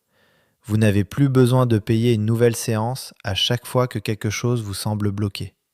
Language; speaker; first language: French; native; French